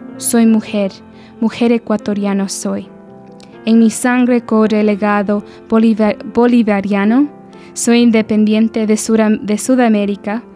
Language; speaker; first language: Spanish; early bilingual, heritage; Spanish